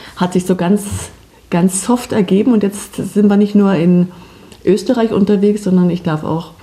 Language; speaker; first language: German; native; German